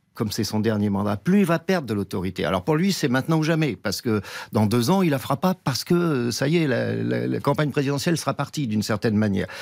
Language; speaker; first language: French; native; French